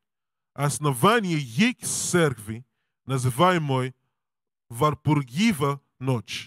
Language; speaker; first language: Russian; non-native, learner; English